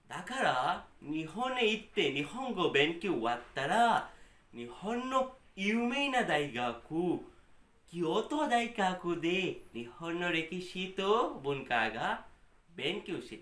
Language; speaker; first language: Japanese; non-native, learner; Bangla